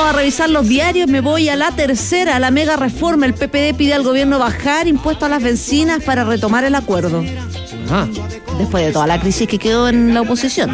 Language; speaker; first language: Spanish; native; Spanish